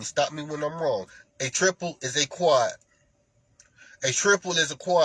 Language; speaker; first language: English; native; English